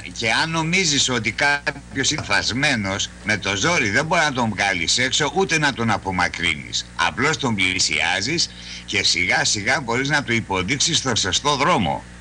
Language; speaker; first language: Greek; native; Greek